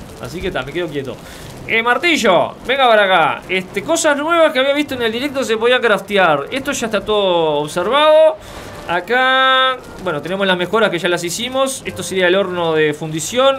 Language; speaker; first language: Spanish; native; Spanish